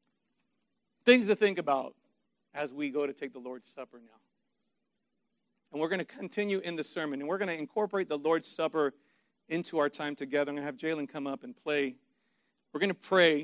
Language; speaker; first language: English; native; English